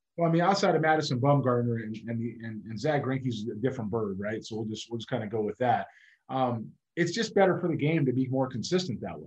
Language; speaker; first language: English; native; English